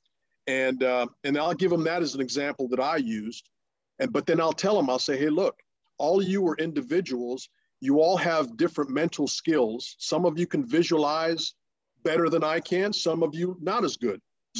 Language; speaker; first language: English; non-native, fluent; Russian